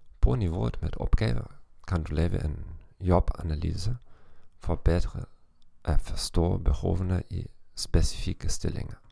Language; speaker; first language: Danish; non-native, fluent; German